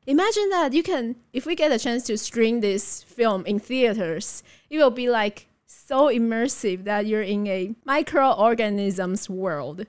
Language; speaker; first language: English; non-native, fluent; Chinese